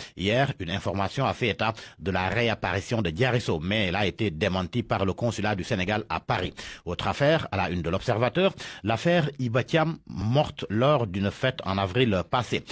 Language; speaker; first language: French; non-native, local second language; Wolof